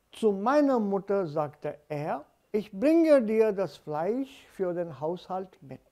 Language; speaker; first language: German; non-native, fluent; Hindi